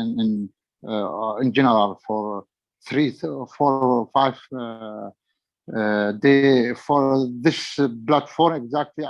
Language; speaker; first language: English; non-native, learner; Arabic